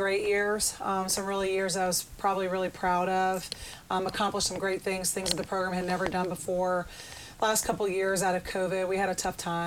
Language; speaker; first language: English; native; English